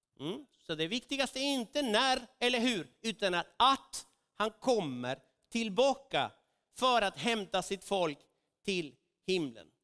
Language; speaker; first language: Swedish; non-native, fluent; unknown